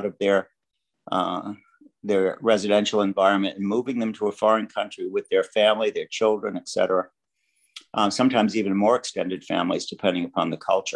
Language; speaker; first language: English; native; English